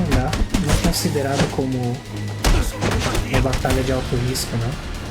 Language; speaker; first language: Portuguese; native; Portuguese